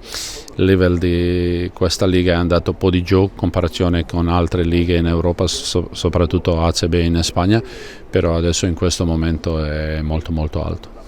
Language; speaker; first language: Italian; non-native, fluent; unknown